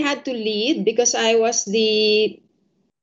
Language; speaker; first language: English; non-native, local second language; Filipino